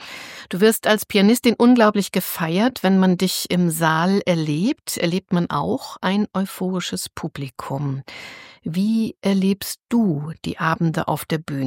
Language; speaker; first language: German; native; German